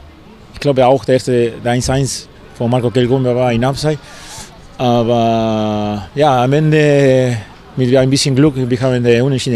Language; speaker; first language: German; non-native, learner; Spanish